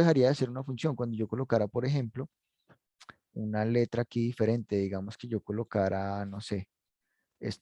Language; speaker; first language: Spanish; native; Spanish